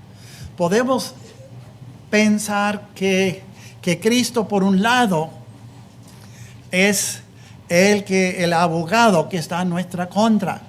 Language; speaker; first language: Spanish; non-native, fluent; English